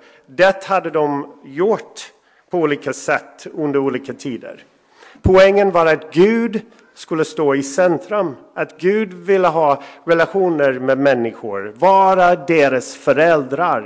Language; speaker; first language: Swedish; non-native, fluent; English